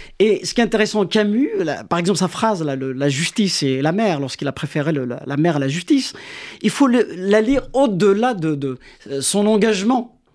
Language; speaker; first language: French; non-native, local second language; Kabyle